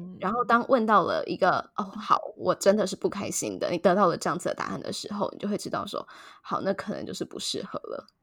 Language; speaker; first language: Chinese; native; Chinese